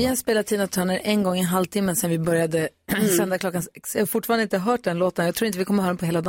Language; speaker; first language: Swedish; native; Swedish